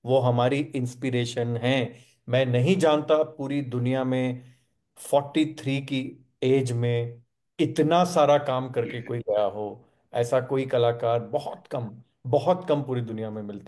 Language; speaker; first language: Hindi; native; Hindi